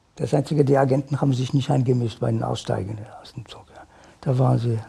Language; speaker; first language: German; non-native, fluent; Polish